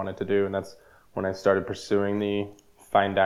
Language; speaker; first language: English; native; English